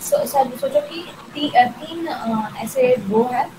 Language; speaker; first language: Hindi; non-native, local second language; Bangla